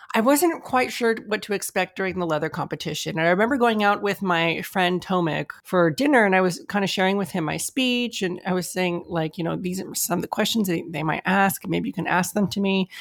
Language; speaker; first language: English; native; English